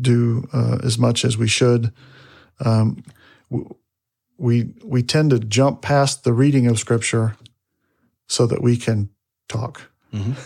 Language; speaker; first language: English; native; English